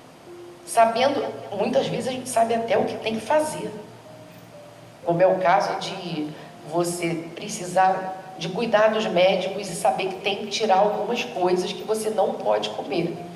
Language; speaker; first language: Portuguese; native; Portuguese